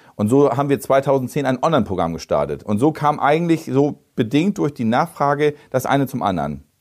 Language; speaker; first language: German; native; German